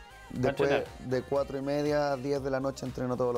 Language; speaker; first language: Spanish; native; Spanish